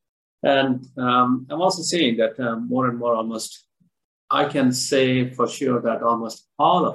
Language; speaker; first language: English; non-native, local second language; Odia